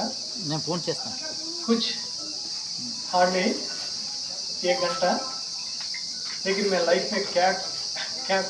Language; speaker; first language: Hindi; non-native, local second language; Telugu